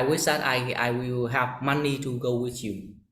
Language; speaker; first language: English; non-native, learner; Vietnamese